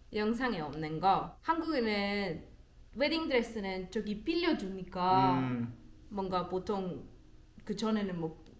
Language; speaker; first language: Korean; non-native, learner; German